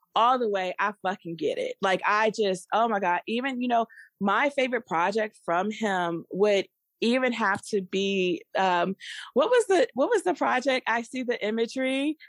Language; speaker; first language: English; native; English